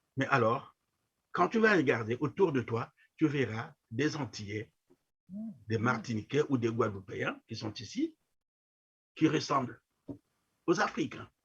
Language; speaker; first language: French; non-native, local second language; Kongo